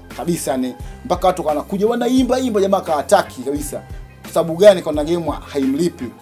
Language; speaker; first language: Swahili; native; Swahili